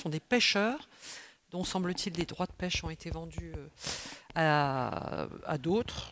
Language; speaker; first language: French; native; French